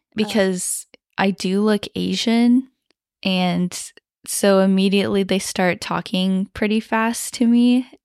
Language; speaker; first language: English; early bilingual, other home language; Chinese